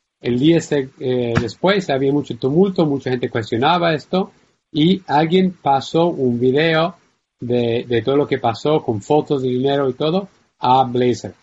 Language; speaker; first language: Spanish; non-native, fluent; English